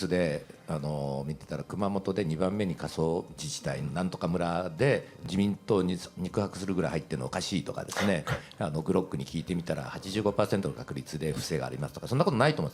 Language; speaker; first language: Japanese; native; Japanese